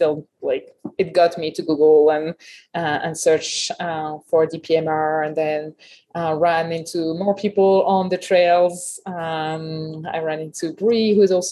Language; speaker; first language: English; non-native, fluent; French